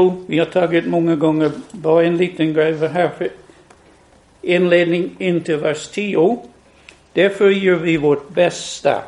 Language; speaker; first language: Swedish; non-native, fluent; English